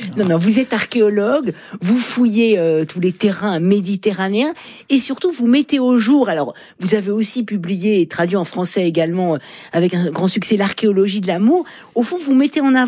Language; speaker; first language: French; native; French